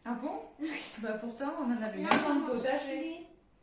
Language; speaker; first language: French; native; French